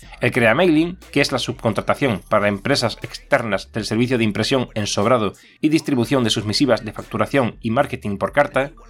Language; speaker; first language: Spanish; native; Spanish